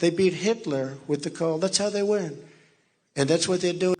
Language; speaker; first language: English; native; English